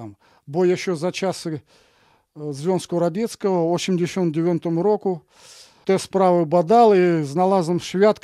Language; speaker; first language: Polish; non-native, fluent; Russian